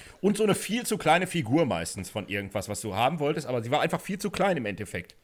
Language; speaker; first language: German; native; German